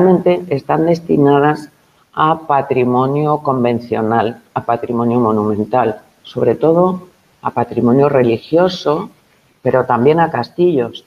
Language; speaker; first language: Spanish; native; Spanish